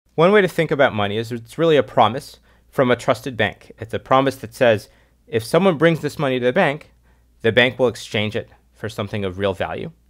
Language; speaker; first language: English; native; English